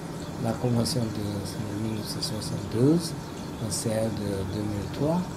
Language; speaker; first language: French; non-native, fluent; Japanese